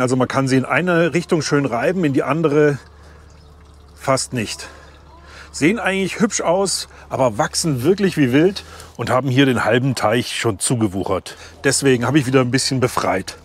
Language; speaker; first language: German; native; German